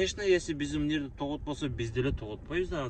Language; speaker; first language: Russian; non-native, local second language; Kyrgyz